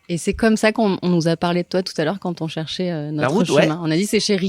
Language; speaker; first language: French; native; French